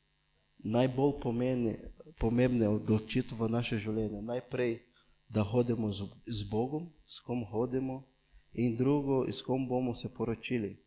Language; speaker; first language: Slovenian; non-native, fluent; Portuguese